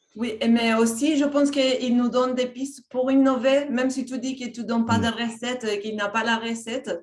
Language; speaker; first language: French; non-native, fluent; Spanish